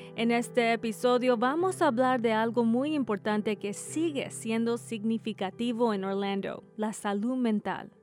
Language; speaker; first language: Spanish; early bilingual, heritage; Spanish